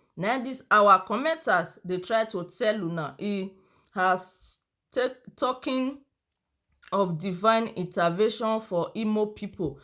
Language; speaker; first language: Nigerian Pidgin; non-native, local second language; Yoruba